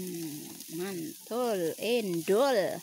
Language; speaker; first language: German; non-native, learner; Indonesian